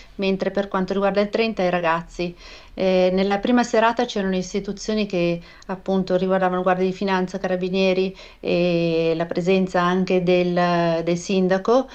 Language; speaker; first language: Italian; native; Italian